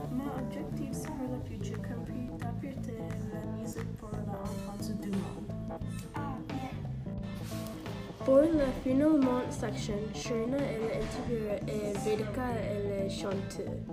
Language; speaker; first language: French; non-native, learner; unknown